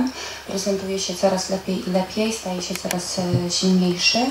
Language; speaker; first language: Polish; native; Polish